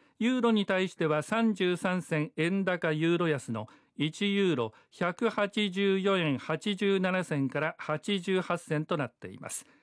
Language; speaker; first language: Japanese; native; Japanese